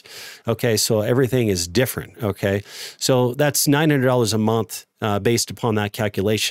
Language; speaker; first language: English; native; English